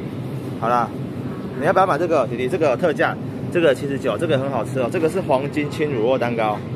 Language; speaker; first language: Chinese; native; Chinese